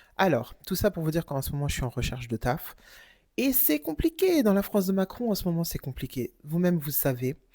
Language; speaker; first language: French; non-native, fluent; German